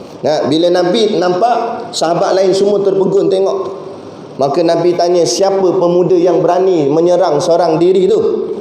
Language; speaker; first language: Malay; native; Malay